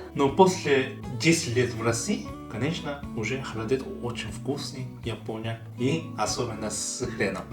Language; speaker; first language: Russian; non-native, fluent; Korean